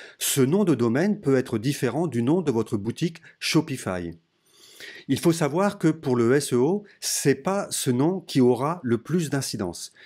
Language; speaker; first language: French; native; French